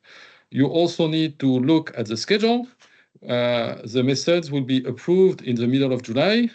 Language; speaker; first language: English; non-native, fluent; French